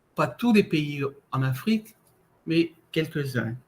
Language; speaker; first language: French; non-native, fluent; English